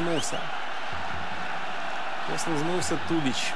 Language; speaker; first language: Ukrainian; native; Ukrainian